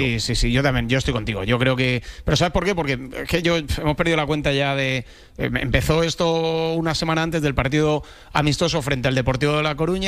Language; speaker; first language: Spanish; native; Spanish